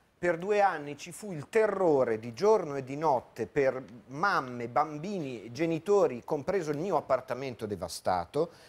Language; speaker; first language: Italian; native; Italian